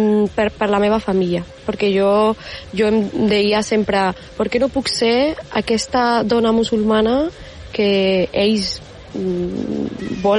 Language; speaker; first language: Catalan; non-native, local second language; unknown